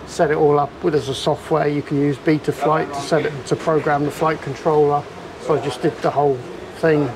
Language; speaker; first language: English; native; English